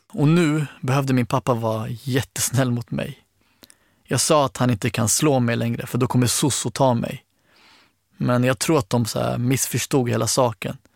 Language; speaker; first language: Swedish; early bilingual, other home language; Arabic